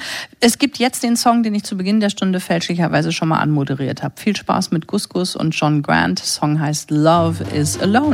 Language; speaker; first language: German; native; German